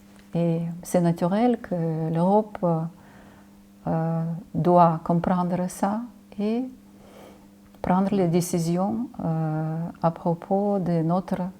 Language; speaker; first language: French; non-native, fluent; Ukrainian